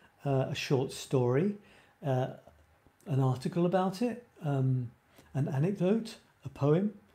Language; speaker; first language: English; native; English